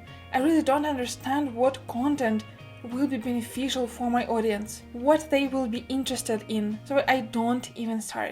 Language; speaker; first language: English; non-native, fluent; Russian